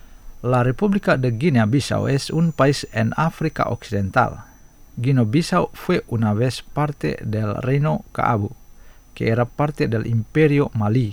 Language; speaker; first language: Spanish; non-native, fluent; Indonesian